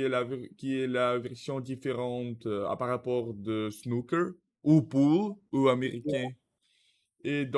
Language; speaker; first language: French; non-native, learner; Russian